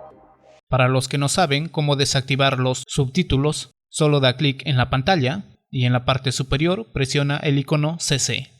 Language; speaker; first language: Spanish; native; Spanish